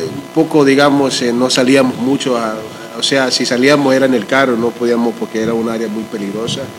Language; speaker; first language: Spanish; early bilingual, heritage; Spanish